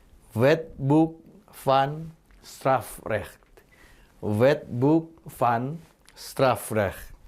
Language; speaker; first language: Dutch; non-native, fluent; Indonesian